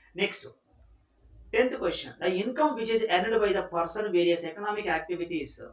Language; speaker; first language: English; non-native, local second language; Telugu